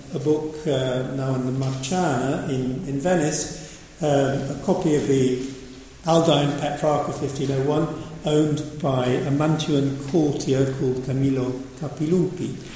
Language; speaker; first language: English; native; English